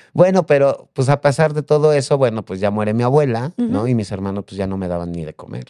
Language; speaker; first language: Spanish; native; Spanish